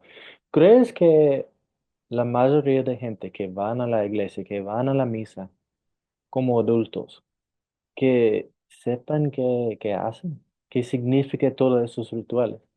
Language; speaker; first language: Spanish; non-native, fluent; English